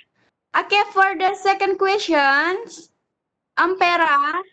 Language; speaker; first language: English; non-native, learner; Indonesian